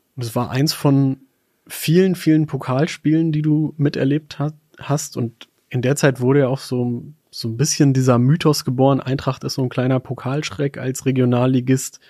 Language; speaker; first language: German; native; German